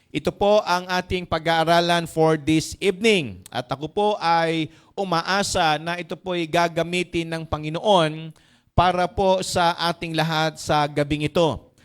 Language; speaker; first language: Filipino; native; Filipino